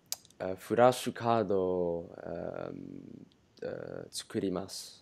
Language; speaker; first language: Japanese; non-native, learner; English